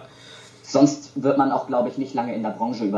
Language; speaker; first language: German; native; German